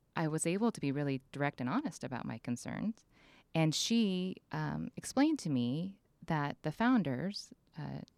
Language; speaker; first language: English; native; English